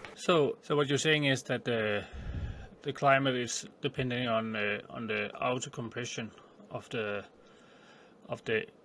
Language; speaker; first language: English; non-native, fluent; Danish